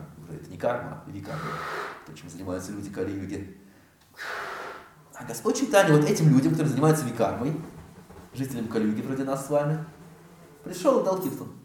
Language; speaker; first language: Russian; native; Russian